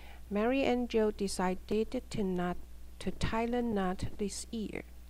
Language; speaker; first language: English; non-native, fluent; Chinese